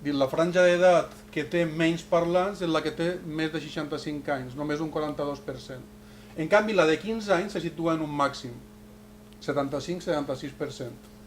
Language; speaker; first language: Catalan; native; Catalan